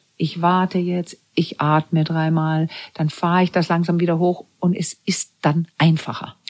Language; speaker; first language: German; non-native, fluent; Danish